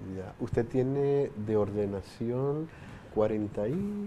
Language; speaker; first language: Spanish; native; Spanish